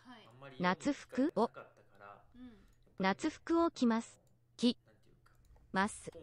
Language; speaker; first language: Japanese; non-native, learner; English